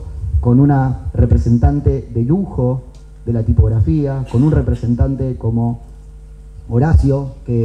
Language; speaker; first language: Spanish; native; Spanish